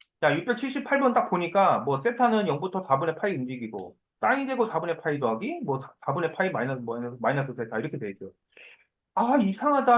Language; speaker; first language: Korean; native; Korean